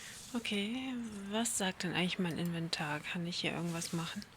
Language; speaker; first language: German; native; German